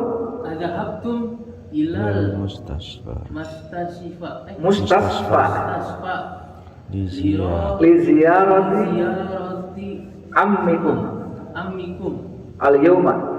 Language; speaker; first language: Arabic; non-native, learner; Indonesian